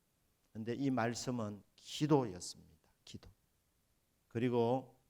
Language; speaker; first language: Korean; native; Korean